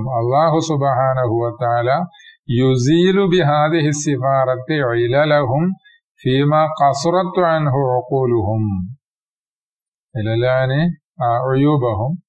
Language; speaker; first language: Arabic; non-native, fluent; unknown